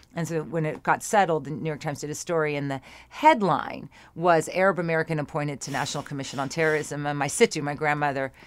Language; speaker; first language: English; native; English